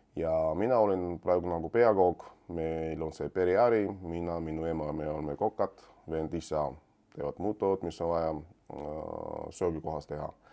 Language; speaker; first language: Estonian; non-native, fluent; Georgian